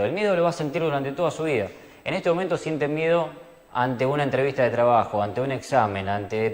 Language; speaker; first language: Spanish; native; Spanish